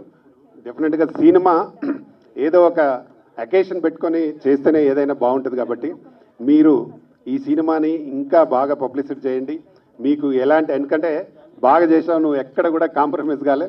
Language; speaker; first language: Telugu; native; Telugu